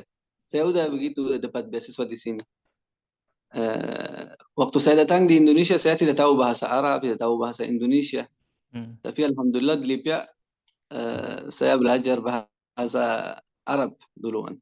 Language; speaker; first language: Indonesian; non-native, learner; Persian